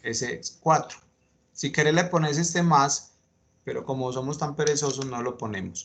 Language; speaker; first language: Spanish; native; Spanish